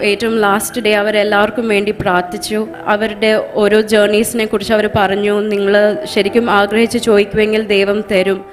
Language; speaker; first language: Malayalam; early bilingual, heritage; Malayalam